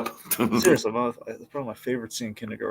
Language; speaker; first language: English; native; English